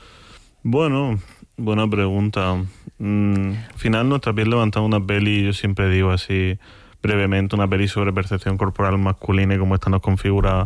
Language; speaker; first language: Spanish; native; Spanish